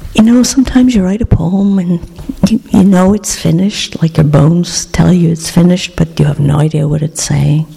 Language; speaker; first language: English; non-native, fluent; Greek